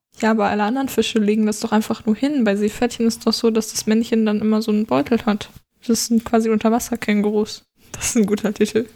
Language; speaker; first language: German; native; German